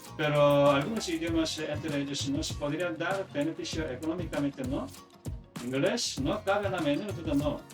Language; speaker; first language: Spanish; non-native, learner; Korean